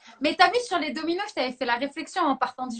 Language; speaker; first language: French; native; French